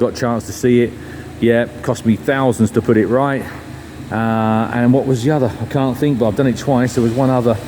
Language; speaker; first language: English; native; English